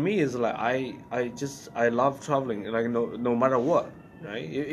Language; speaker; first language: English; non-native, fluent; Chinese